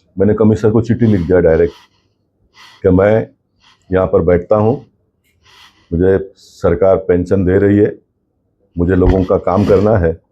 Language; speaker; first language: Hindi; non-native, local second language; Kannada